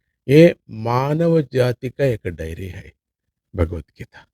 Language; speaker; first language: Hindi; non-native, local second language; Kannada